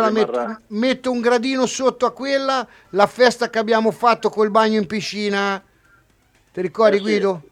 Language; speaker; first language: Italian; native; Italian